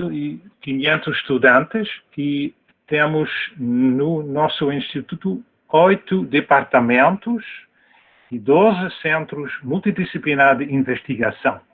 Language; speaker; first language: Portuguese; non-native, fluent; Dutch